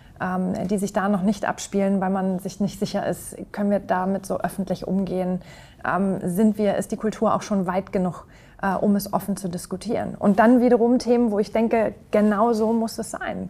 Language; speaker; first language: German; native; German